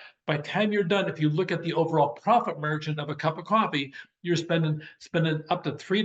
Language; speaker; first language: English; native; English